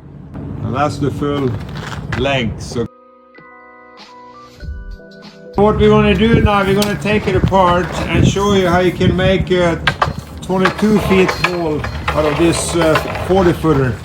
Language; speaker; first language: English; non-native, fluent; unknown